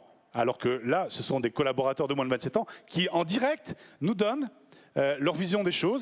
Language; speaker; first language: French; native; French